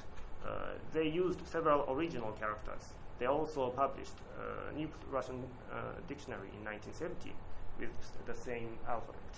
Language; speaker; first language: English; non-native, learner; Japanese